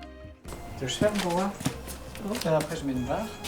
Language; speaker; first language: French; native; French